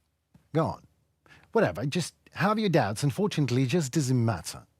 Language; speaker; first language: English; non-native, fluent; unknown